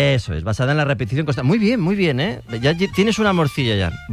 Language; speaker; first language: Spanish; native; Spanish